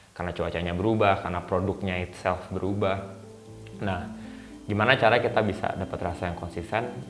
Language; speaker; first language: Indonesian; native; Indonesian